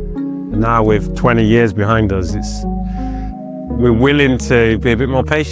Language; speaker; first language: English; native; English